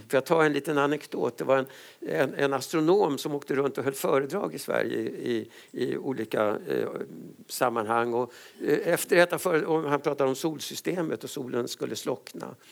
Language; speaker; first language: Swedish; native; Swedish